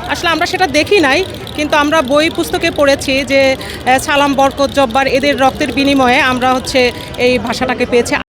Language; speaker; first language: Bangla; native; Bangla